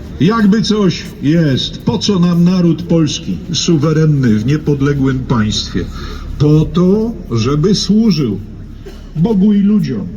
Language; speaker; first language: Polish; native; Polish